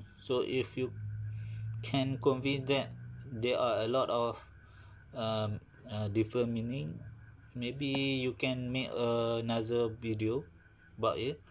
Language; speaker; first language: English; non-native, learner; Malay